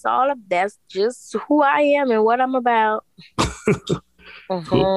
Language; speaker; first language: English; native; English